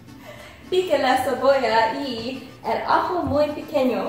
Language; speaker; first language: Spanish; non-native, learner; English